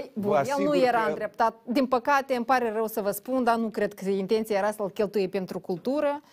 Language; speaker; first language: Romanian; native; Romanian